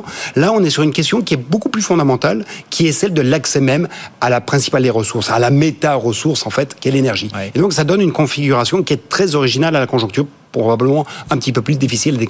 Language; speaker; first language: French; native; French